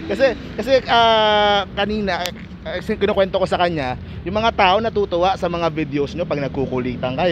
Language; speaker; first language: Filipino; native; Filipino